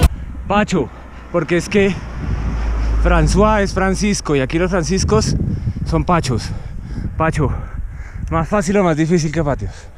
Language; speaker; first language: Spanish; native; Spanish